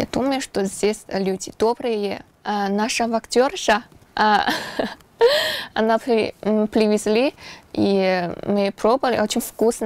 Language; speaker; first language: Russian; non-native, learner; Chinese